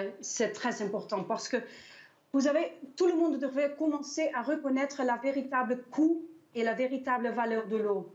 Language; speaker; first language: French; non-native, fluent; Dutch